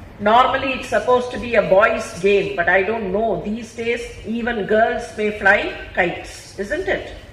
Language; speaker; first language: English; non-native, local second language; Tamil